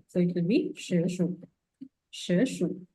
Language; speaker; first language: French; non-native, fluent; English